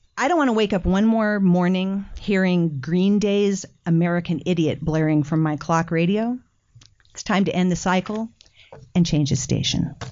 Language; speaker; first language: English; native; English